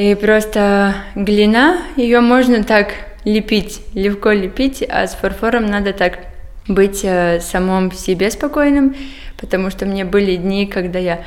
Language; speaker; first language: Russian; non-native, local second language; Latvian